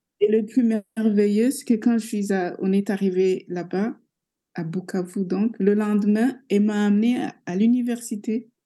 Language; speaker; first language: French; non-native, local second language; Rundi